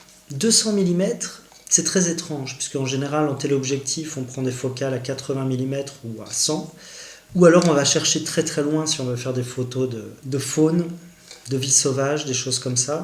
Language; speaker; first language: French; native; French